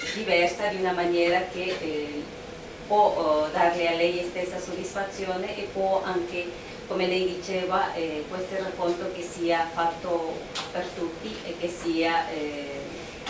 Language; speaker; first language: Italian; non-native, fluent; Spanish